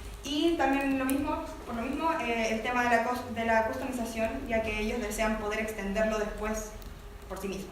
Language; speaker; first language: Spanish; native; Spanish